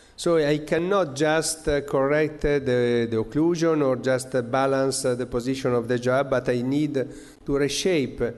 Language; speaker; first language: English; non-native, fluent; Italian